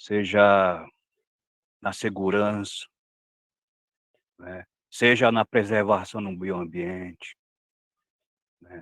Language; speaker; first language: Portuguese; non-native, local second language; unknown